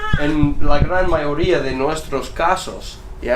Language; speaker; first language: Spanish; non-native, fluent; English